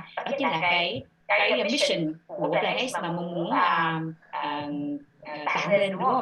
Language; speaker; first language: Vietnamese; native; Vietnamese